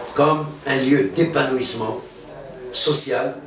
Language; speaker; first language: French; non-native, local second language; Arabic